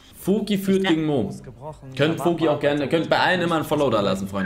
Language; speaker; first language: German; native; German